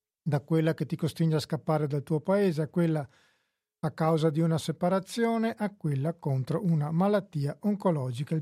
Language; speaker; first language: Italian; native; Italian